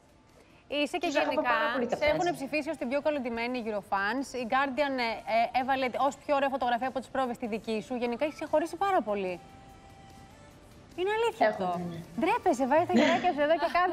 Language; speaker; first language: Greek; native; Greek